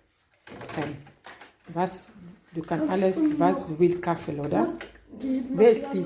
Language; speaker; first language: German; non-native, learner; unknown